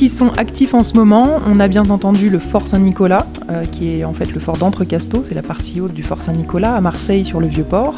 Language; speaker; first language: French; native; French